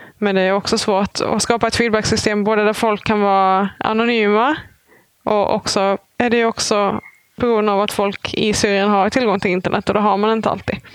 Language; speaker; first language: Swedish; native; Swedish